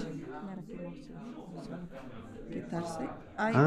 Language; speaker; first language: Spanish; non-native, learner; Arabic